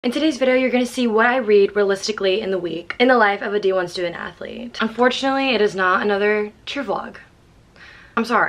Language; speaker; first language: English; native; English